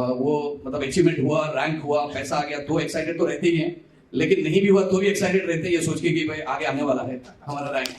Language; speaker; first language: Hindi; non-native, local second language; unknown